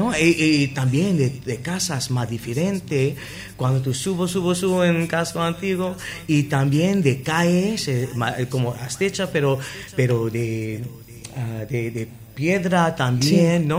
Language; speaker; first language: Spanish; non-native, learner; English